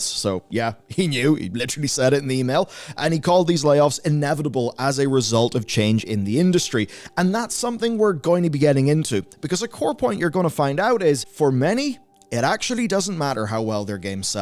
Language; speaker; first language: English; native; English